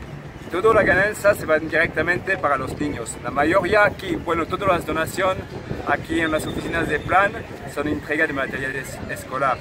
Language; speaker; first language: Spanish; non-native, fluent; French